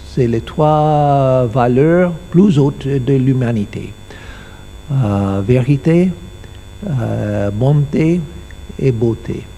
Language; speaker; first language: French; non-native, learner; English